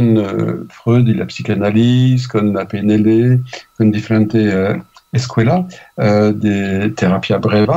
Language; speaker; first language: Spanish; non-native, fluent; French